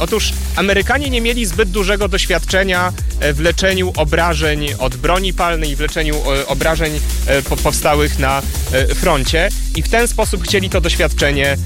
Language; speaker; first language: Polish; native; Polish